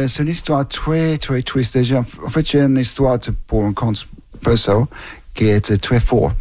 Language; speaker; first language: French; non-native, learner; English